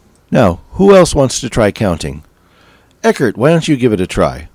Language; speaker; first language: English; native; English